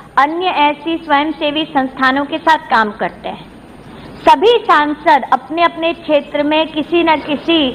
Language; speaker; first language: Hindi; native; Hindi